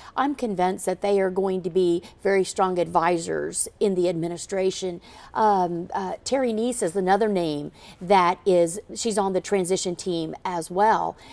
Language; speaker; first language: English; native; English